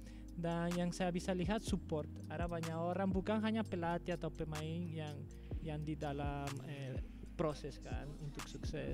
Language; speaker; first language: Indonesian; non-native, fluent; Spanish